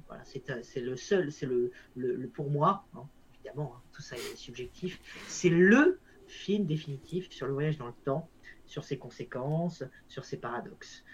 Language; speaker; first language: French; native; French